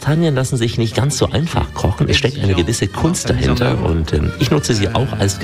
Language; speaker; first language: German; native; German